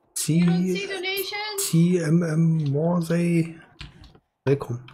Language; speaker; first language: English; non-native, fluent; German